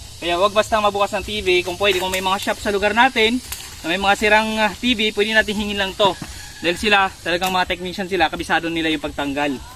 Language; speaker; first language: Filipino; native; Filipino